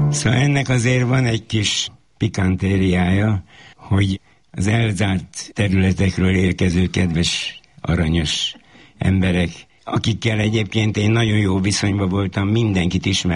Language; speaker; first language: Hungarian; native; Hungarian